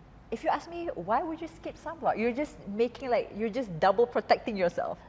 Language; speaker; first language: English; non-native, local second language; Malay